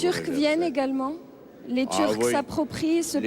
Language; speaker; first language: French; native; French